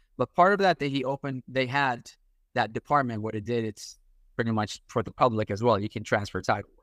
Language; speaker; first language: English; non-native, fluent; Arabic